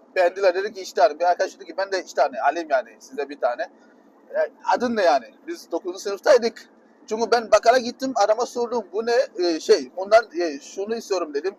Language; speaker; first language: Turkish; non-native, fluent; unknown